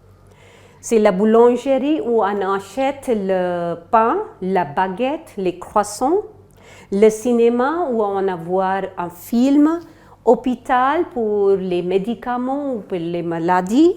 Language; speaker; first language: French; non-native, fluent; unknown